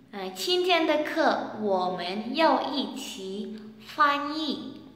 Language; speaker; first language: Chinese; non-native, fluent; Indonesian